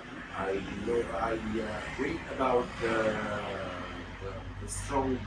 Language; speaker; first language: English; non-native, fluent; Arabic